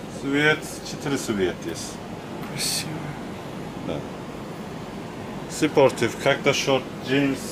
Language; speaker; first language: Russian; non-native, learner; Turkish